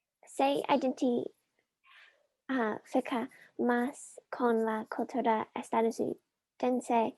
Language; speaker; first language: Spanish; non-native, learner; English